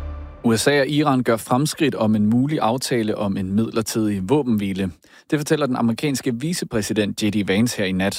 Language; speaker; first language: Danish; native; Danish